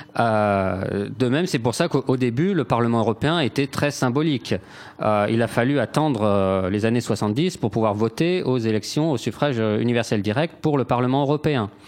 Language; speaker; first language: French; native; French